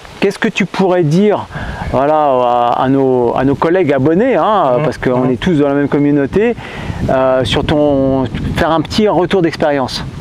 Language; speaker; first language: French; native; French